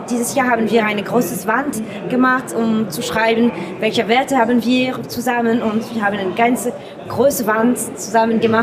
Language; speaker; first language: German; non-native, learner; French